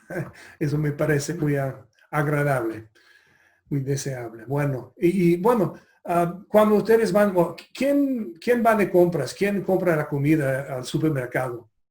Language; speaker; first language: Spanish; non-native, fluent; English